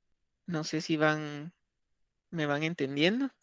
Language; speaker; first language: Spanish; native; Spanish